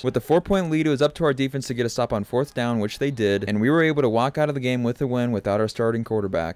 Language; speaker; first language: English; native; English